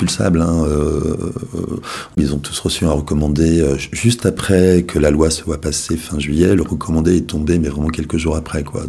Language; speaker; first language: French; native; French